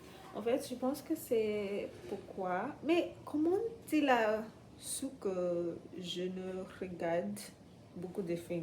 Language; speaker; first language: French; non-native, learner; English